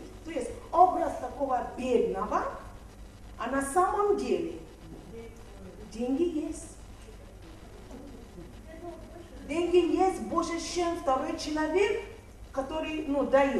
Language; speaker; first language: Russian; non-native, fluent; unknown